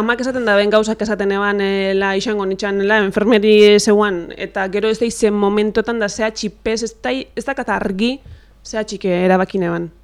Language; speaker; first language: Basque; native; Basque